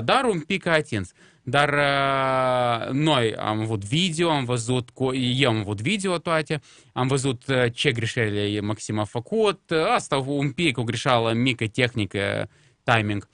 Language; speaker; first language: Romanian; non-native, local second language; Russian